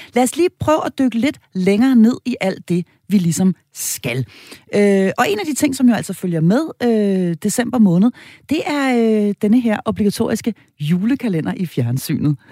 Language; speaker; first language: Danish; native; Danish